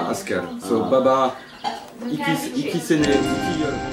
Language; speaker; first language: Turkish; non-native, learner; French